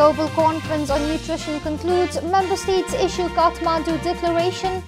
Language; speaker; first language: English; non-native, local second language; Nepali